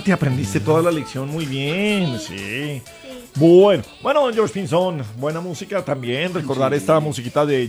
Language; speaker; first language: Spanish; native; Spanish